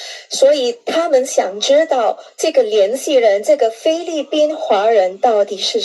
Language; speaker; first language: Chinese; non-native, fluent; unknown